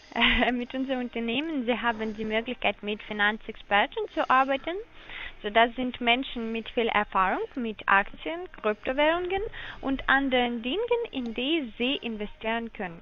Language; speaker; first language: German; non-native, learner; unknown